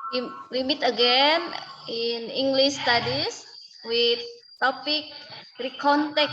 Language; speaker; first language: English; non-native, learner; Indonesian